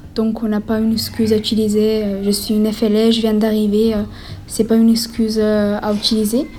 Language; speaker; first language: French; non-native, fluent; Spanish